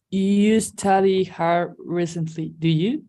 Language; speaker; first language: English; non-native, learner; Spanish